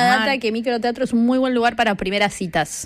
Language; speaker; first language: Spanish; native; Spanish